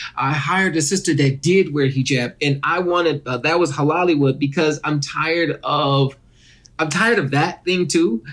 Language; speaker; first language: English; native; English